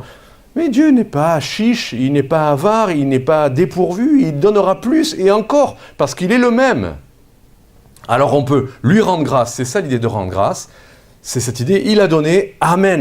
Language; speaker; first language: French; native; French